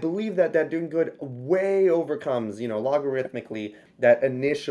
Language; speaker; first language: English; native; English